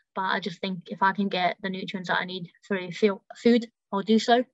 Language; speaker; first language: English; early bilingual, heritage; German